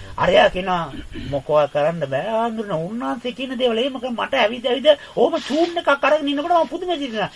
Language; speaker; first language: Sinhala; non-native, fluent; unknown